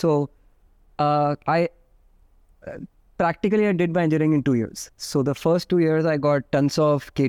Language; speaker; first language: English; non-native, local second language; Hindi